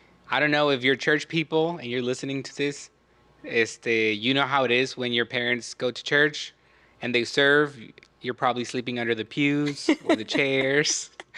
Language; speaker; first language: English; early bilingual, other home language; Spanish